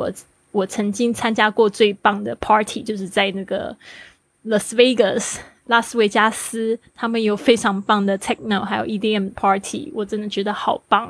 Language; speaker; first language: Chinese; native; Chinese